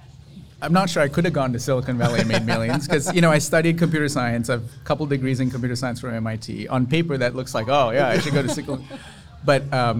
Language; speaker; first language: English; non-native, local second language; Sinhala